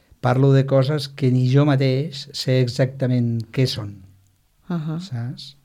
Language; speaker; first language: Catalan; non-native, local second language; Spanish